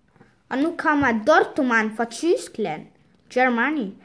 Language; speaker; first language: Danish; early bilingual, other home language; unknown